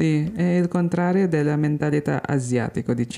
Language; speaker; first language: Italian; non-native, fluent; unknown